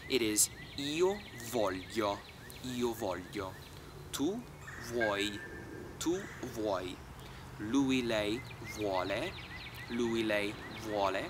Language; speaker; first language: Italian; non-native, fluent; English